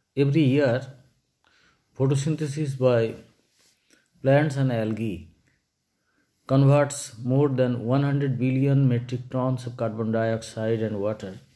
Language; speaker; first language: English; non-native, local second language; Bangla